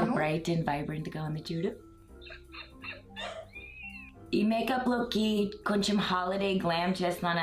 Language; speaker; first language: Telugu; early bilingual, heritage; Telugu